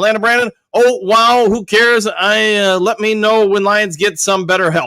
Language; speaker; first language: English; native; English